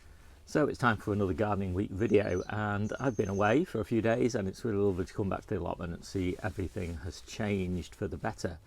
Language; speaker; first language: English; native; English